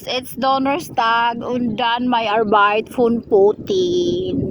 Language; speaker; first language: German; non-native, learner; Cebuano